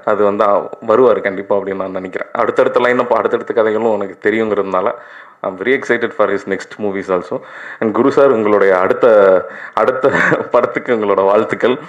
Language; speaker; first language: Tamil; native; Tamil